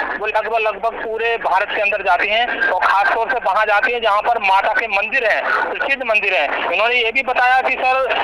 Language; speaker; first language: Hindi; native; Hindi